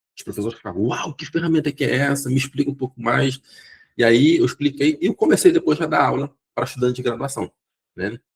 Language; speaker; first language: Portuguese; non-native, local second language; Kabuverdianu